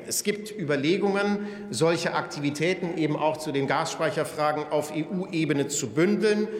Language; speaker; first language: German; native; German